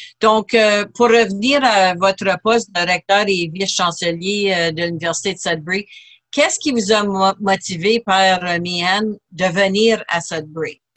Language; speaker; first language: French; native; French